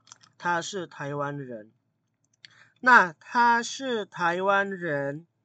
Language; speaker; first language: Chinese; non-native, fluent; Indonesian